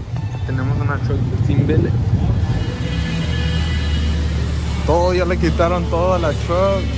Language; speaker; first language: Spanish; non-native, local second language; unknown